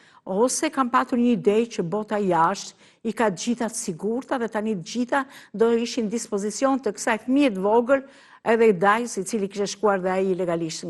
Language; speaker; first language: Albanian; native; Albanian